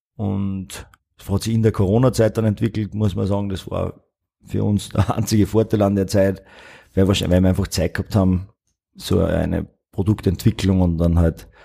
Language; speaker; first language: German; native; German